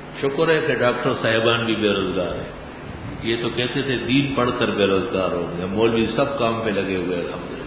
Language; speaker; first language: Urdu; non-native, local second language; Pashto